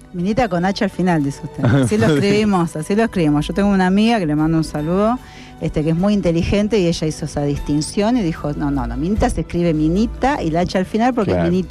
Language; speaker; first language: Spanish; native; Spanish